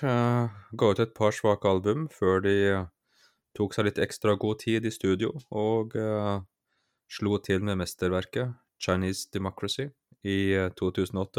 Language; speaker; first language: Norwegian; native; Norwegian